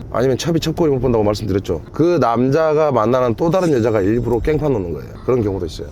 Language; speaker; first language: Korean; native; Korean